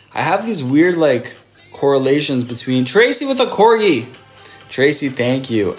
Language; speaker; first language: English; native; English